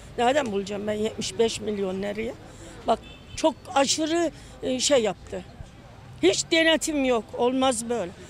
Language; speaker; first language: Turkish; native; Turkish